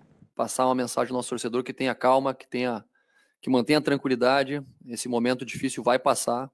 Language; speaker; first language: Portuguese; native; Portuguese